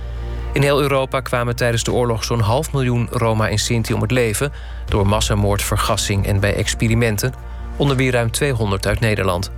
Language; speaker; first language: Dutch; native; Dutch